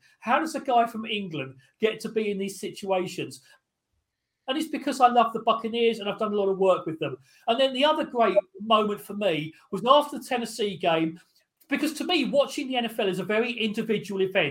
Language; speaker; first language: English; native; English